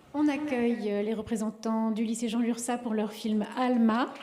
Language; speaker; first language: French; native; French